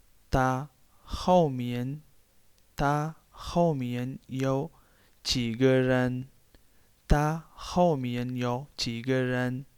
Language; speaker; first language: Chinese; non-native, fluent; Urdu